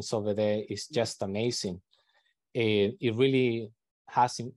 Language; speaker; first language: English; non-native, fluent; Spanish